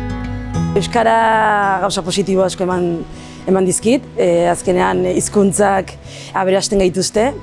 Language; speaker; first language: Basque; non-native, local second language; Arabic